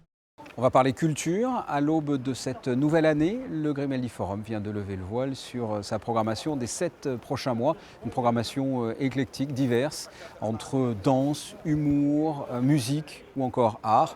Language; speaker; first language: French; native; French